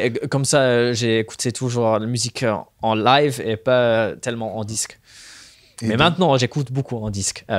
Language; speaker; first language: French; non-native, fluent; English